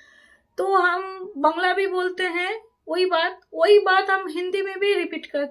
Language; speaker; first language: Hindi; non-native, local second language; Bangla